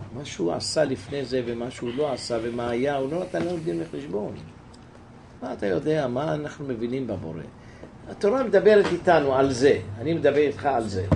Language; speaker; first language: Hebrew; native; Hebrew